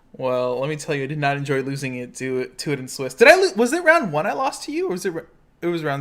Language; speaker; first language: English; native; English